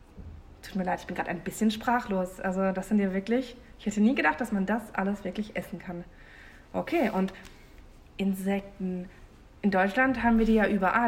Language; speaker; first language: German; native; German